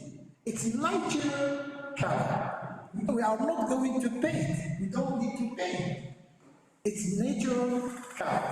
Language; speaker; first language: English; non-native, learner; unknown